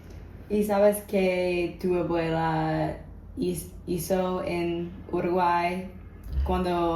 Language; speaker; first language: Spanish; non-native, learner; English